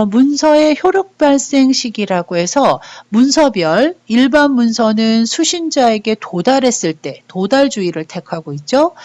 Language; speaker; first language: Korean; native; Korean